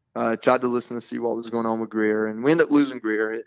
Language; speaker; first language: English; native; English